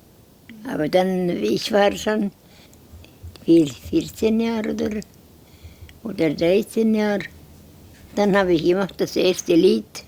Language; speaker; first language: German; non-native, learner; Estonian